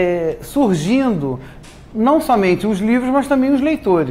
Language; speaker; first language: Portuguese; native; Portuguese